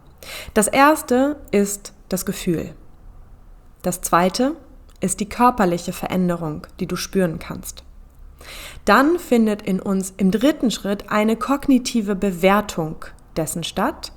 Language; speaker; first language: German; native; German